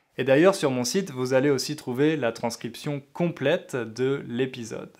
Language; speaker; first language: French; native; French